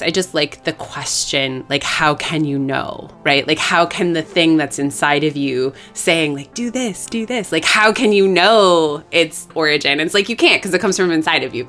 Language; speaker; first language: English; native; English